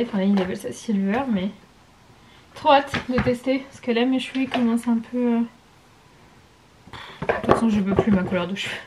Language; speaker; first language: French; native; French